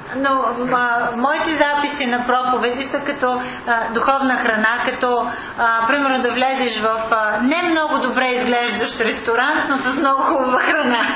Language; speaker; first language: Bulgarian; non-native, fluent; English